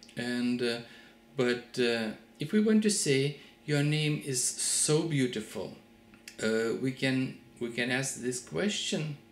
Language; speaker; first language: English; non-native, fluent; Lithuanian